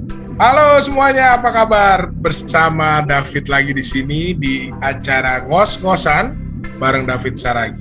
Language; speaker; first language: Indonesian; native; Indonesian